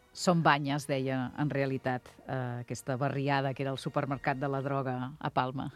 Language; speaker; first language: Catalan; native; Catalan